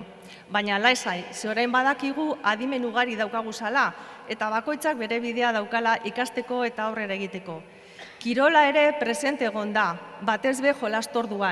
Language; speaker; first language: Basque; native; Basque